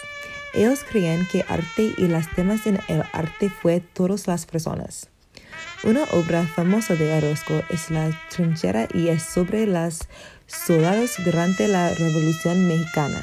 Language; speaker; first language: Spanish; non-native, learner; English